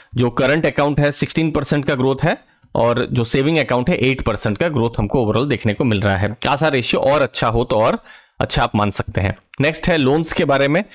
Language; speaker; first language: Hindi; native; Hindi